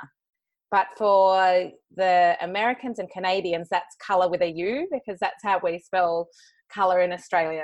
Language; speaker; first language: English; native; English